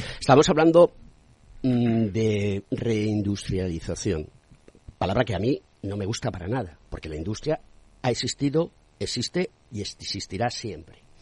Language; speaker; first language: Spanish; native; Spanish